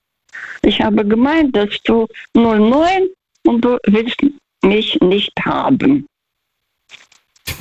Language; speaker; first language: German; non-native, fluent; Russian